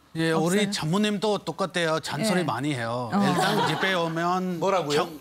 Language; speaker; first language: Korean; non-native, learner; Urdu